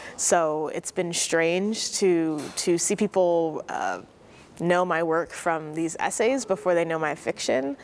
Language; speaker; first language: English; native; English